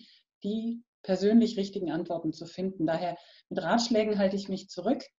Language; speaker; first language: German; native; German